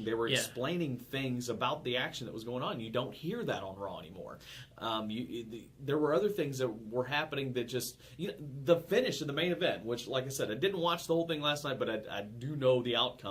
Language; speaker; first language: English; native; English